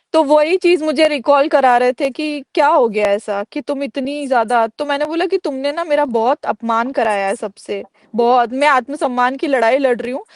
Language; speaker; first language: Hindi; native; Hindi